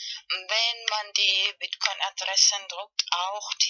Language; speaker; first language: German; non-native, fluent; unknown